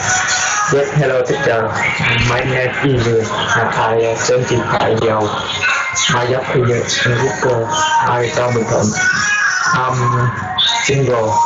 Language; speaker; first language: English; non-native, learner; Vietnamese